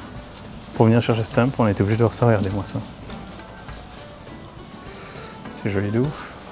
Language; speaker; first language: French; native; French